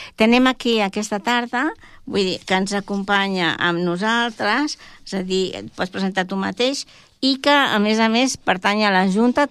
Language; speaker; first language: Catalan; native; Catalan